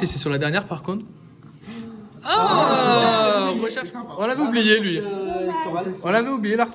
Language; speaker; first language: French; native; French